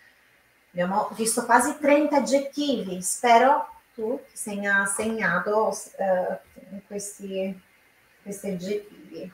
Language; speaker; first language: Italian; non-native, fluent; Portuguese